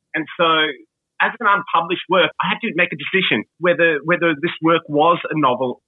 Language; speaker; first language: English; early bilingual, other home language; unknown